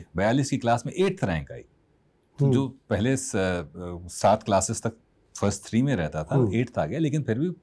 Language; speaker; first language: Hindi; native; Hindi